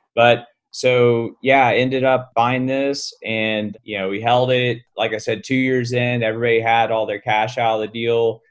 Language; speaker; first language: English; native; English